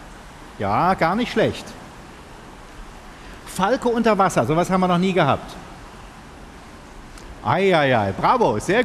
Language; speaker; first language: German; native; German